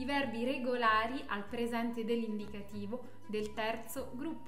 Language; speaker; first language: Italian; non-native, fluent; French